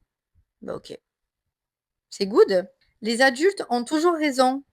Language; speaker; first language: French; native; French